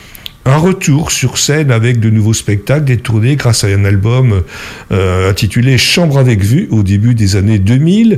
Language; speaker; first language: French; native; French